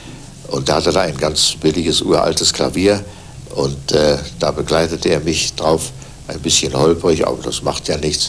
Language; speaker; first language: German; native; German